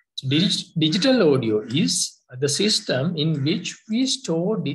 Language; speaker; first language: English; non-native, local second language; Sinhala